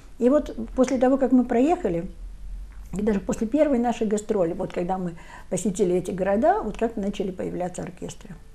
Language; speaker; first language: Russian; native; Russian